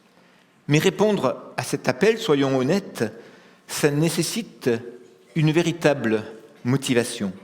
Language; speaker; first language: French; native; French